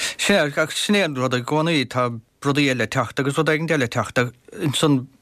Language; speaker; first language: Irish; native; Irish